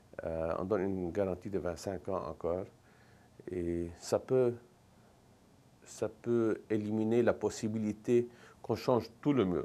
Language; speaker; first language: French; non-native, local second language; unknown